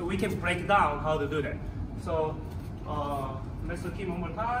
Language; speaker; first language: English; non-native, learner; Korean